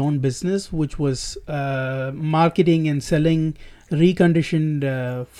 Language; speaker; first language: English; non-native, local second language; Tamil